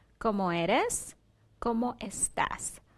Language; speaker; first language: Spanish; non-native, fluent; English